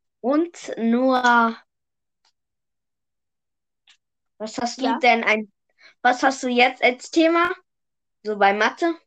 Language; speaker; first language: German; early bilingual, other home language; Vietnamese